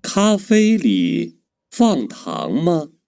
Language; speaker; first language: Chinese; non-native, learner; Urdu